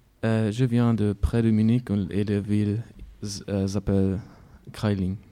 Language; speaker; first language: French; non-native, learner; German